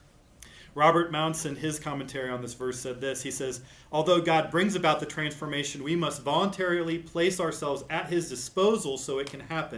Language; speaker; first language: English; native; English